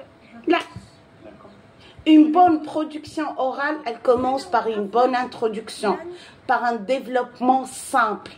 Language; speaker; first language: French; non-native, local second language; Arabic